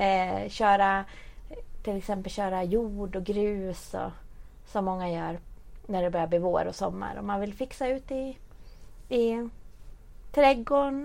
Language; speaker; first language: Swedish; native; Swedish